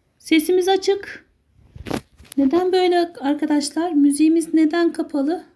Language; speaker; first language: Turkish; native; Turkish